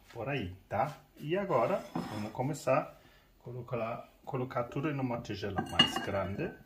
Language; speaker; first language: Portuguese; non-native, fluent; German